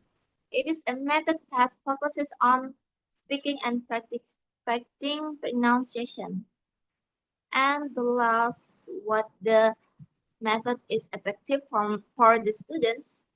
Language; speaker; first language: English; non-native, learner; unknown